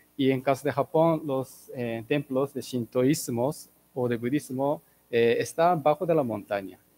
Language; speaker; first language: Spanish; non-native, fluent; Japanese